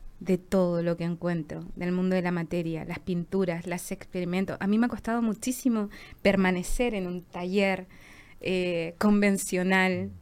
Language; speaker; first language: Spanish; native; Spanish